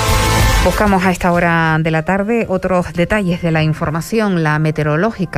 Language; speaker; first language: Spanish; native; Spanish